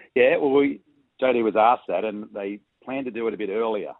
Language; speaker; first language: English; native; English